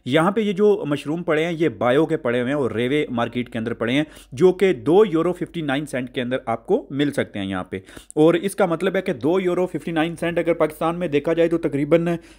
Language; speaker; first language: Urdu; native; Urdu